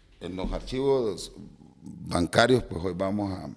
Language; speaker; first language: Spanish; native; Spanish